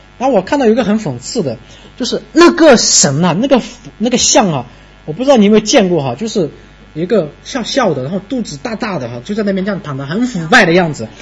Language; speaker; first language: Chinese; native; Chinese